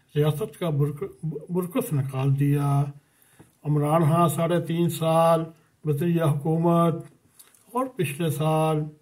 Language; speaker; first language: Urdu; native; Urdu